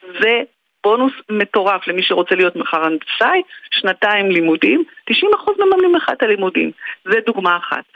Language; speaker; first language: Hebrew; native; Hebrew